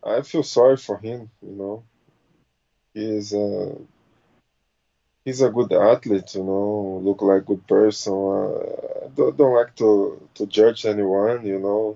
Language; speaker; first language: English; non-native, learner; Portuguese